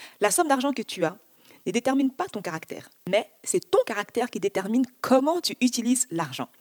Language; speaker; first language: French; early bilingual, other home language; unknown